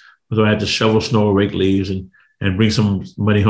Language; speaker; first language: English; native; English